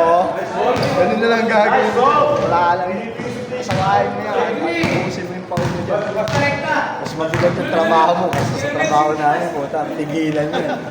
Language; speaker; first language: Filipino; native; Filipino